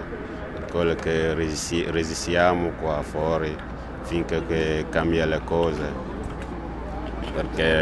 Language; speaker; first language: Italian; non-native, learner; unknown